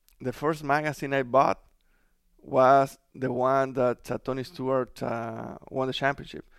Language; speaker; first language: English; non-native, fluent; Spanish